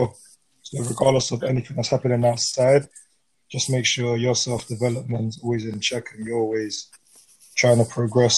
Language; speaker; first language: English; native; English